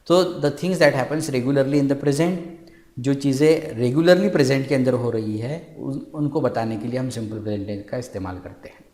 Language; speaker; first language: Hindi; non-native, local second language; Marathi